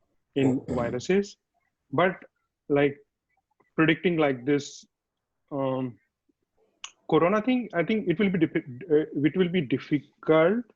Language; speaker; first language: English; non-native, fluent; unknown